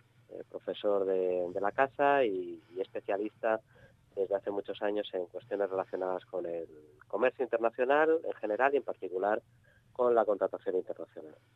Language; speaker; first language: Spanish; native; Spanish